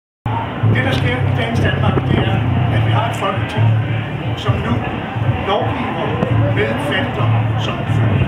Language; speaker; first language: Danish; native; Danish